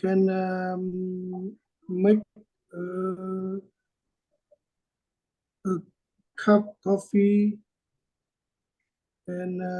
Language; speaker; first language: English; non-native, learner; Vietnamese